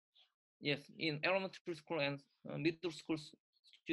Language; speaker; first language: English; non-native, learner; Korean